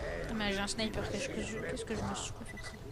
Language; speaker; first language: French; native; French